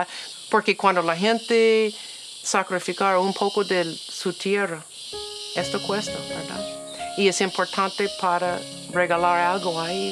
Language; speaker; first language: Spanish; non-native, learner; English